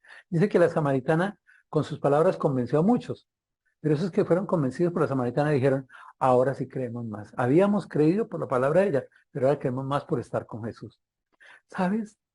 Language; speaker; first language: Spanish; native; Spanish